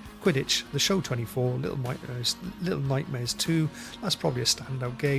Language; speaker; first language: English; native; English